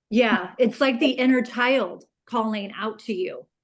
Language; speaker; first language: English; native; English